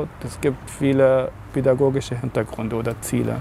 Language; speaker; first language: German; non-native, learner; Arabic